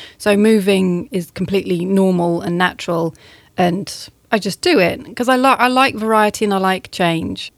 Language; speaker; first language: English; native; English